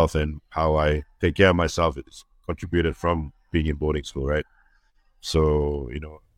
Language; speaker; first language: English; early bilingual, other home language; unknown